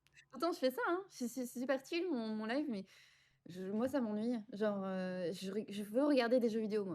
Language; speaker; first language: French; native; French